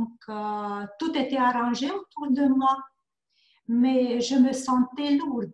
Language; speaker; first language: French; non-native, learner; Hungarian